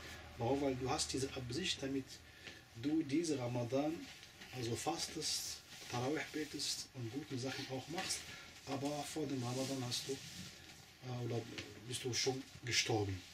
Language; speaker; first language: German; non-native, fluent; Arabic